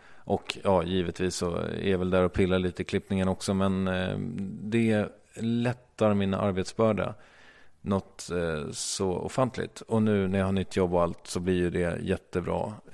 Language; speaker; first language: Swedish; native; Swedish